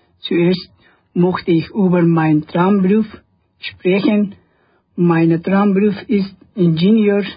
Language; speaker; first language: German; non-native, learner; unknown